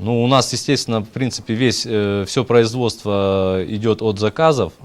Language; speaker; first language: Russian; native; Russian